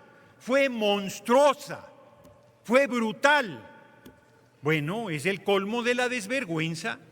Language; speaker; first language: Spanish; native; Spanish